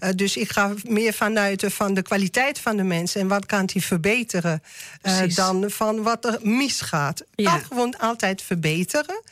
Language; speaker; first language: Dutch; non-native, learner; French